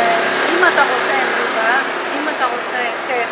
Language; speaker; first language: Hebrew; non-native, local second language; Adyghe